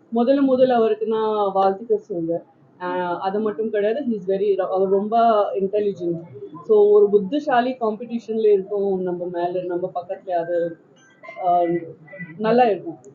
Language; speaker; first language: Tamil; non-native, local second language; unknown